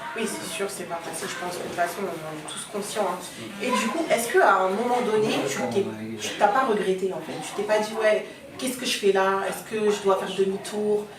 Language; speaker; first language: French; early bilingual, other home language; Soninke